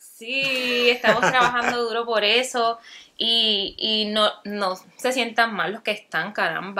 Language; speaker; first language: Spanish; native; Spanish